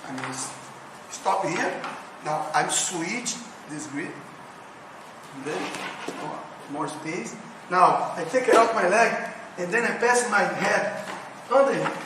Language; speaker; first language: English; non-native, learner; Portuguese